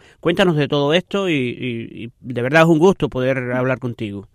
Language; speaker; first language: Spanish; native; Spanish